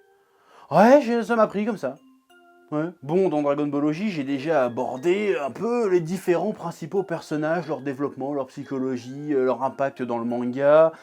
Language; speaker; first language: French; native; French